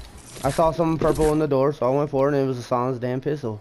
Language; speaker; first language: English; native; English